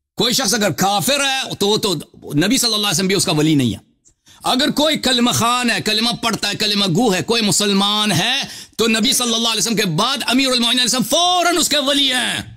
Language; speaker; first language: Urdu; native; Urdu